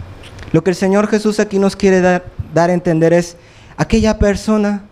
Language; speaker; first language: Spanish; native; Spanish